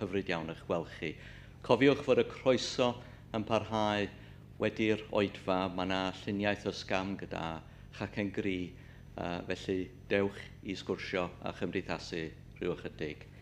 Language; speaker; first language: Welsh; native; Welsh